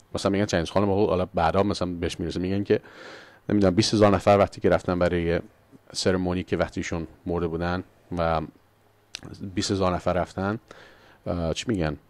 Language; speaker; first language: Persian; early bilingual, heritage; Persian